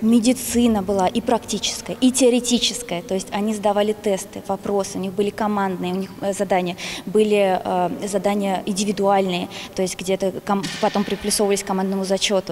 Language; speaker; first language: Russian; native; Russian